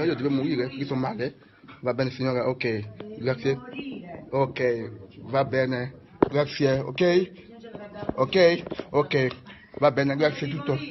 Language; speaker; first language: Italian; non-native, learner; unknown